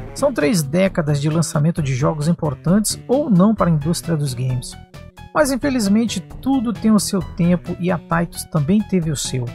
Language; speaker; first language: Portuguese; native; Portuguese